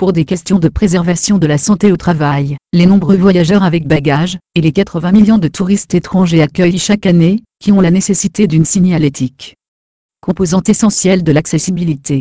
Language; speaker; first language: French; native; French